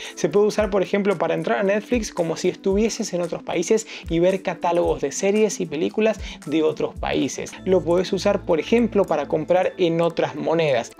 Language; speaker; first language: Spanish; native; Spanish